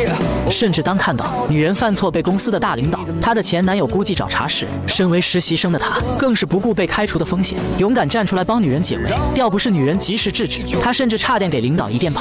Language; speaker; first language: Chinese; native; Chinese